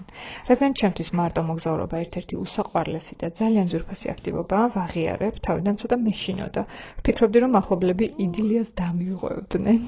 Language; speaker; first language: Georgian; native; Georgian